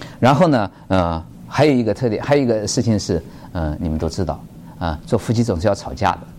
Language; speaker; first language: Chinese; native; Chinese